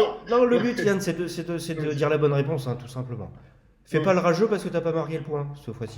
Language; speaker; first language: French; native; French